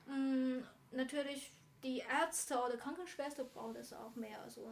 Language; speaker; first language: German; non-native, learner; Chinese